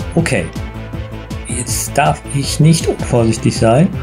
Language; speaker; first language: German; native; German